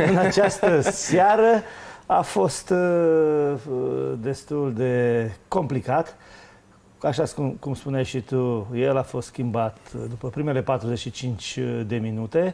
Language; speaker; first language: Romanian; native; Romanian